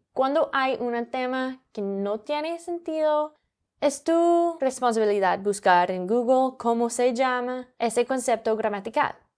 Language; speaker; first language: Spanish; non-native, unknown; English